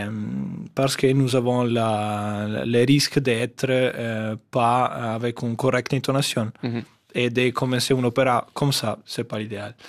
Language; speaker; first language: French; non-native, fluent; Italian